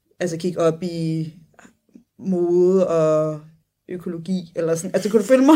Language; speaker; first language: Danish; early bilingual, other home language; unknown